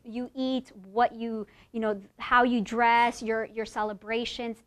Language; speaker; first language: English; native; English